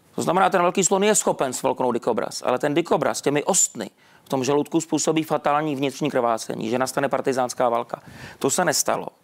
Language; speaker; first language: Czech; native; Czech